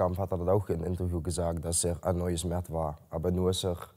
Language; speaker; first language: German; non-native, learner; Dutch